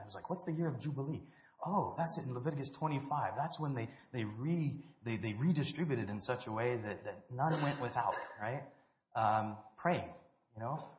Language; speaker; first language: English; native; English